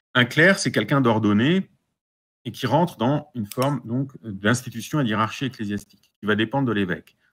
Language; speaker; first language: French; native; French